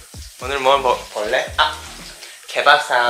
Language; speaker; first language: Korean; non-native, fluent; Japanese